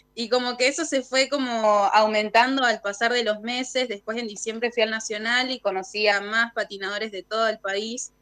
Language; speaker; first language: Spanish; native; Spanish